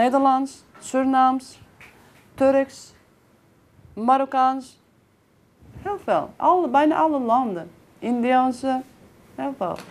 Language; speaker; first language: Dutch; non-native, learner; Turkish